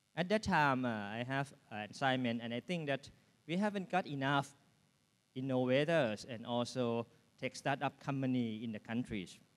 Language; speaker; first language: English; non-native, fluent; Thai